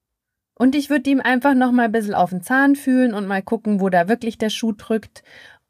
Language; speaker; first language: German; native; German